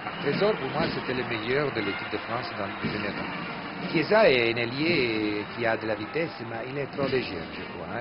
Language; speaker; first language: French; non-native, fluent; Italian